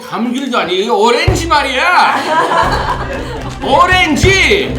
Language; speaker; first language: Korean; non-native, fluent; English